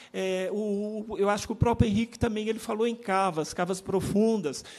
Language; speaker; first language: Portuguese; native; Portuguese